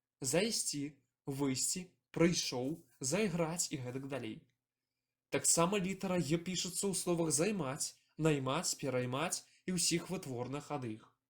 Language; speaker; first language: Belarusian; native; Belarusian